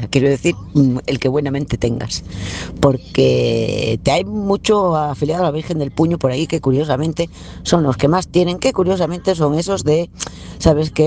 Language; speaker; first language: Spanish; native; Spanish